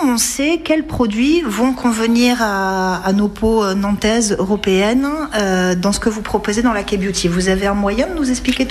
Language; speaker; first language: French; native; French